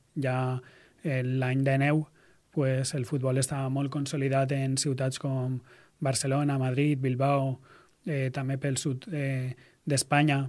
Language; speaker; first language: Catalan; native; Catalan